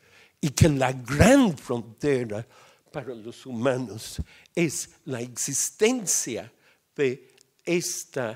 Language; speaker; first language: Spanish; non-native, fluent; English